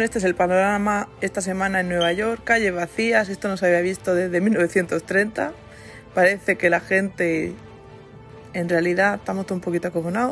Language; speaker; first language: Spanish; native; Spanish